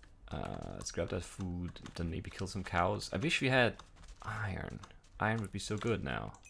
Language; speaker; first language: English; native; English